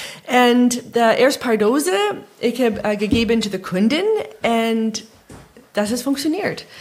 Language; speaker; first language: German; non-native, fluent; English